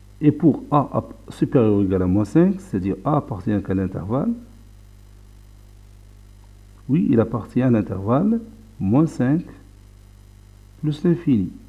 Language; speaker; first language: French; non-native, local second language; Arabic